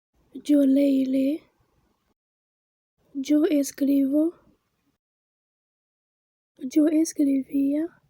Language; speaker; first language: Spanish; non-native, fluent; Haitian Creole